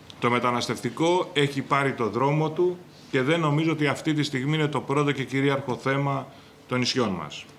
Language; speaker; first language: Greek; native; Greek